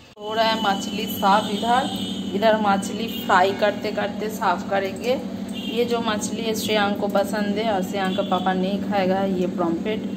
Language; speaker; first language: Hindi; non-native, local second language; Bangla